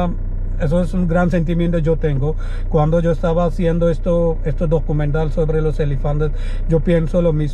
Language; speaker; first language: Spanish; non-native, learner; Malayalam